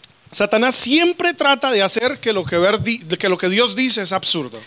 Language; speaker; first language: Spanish; native; Spanish